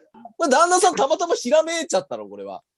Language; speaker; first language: Japanese; native; Japanese